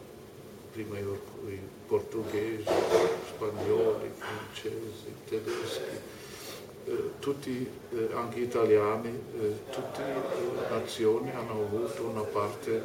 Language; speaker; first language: Italian; non-native, fluent; German